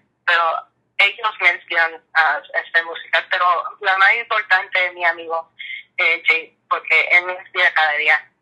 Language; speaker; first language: Spanish; early bilingual, heritage; English